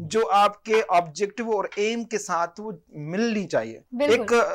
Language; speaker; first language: Urdu; non-native, local second language; Saraiki